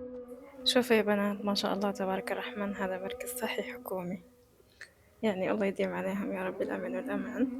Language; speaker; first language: Arabic; native; Arabic